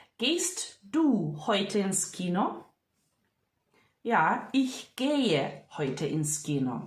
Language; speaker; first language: German; non-native, fluent; Ukrainian